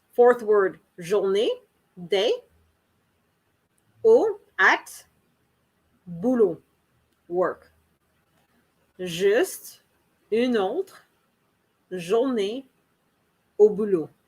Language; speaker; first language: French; non-native, learner; English